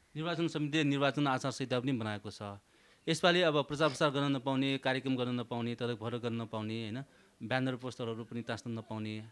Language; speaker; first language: Nepali; native; Nepali